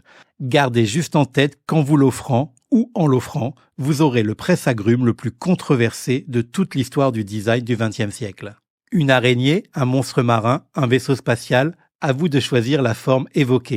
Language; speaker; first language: French; native; French